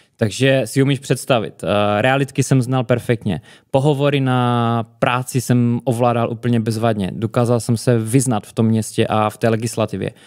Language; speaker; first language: Czech; native; Czech